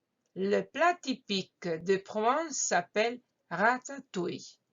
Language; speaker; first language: French; non-native, fluent; Croatian